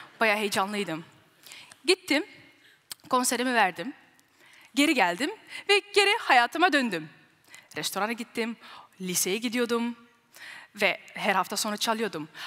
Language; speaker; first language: Turkish; early bilingual, heritage; Turkish